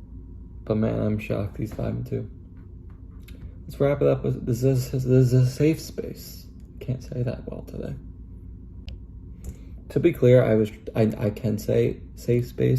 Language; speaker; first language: English; native; English